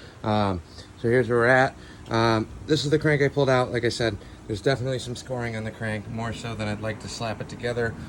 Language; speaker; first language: English; native; English